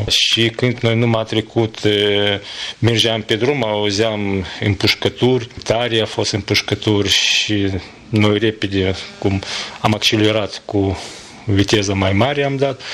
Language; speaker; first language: Romanian; non-native, learner; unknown